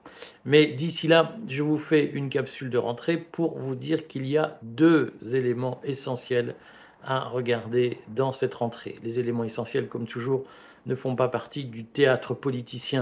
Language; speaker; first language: French; native; French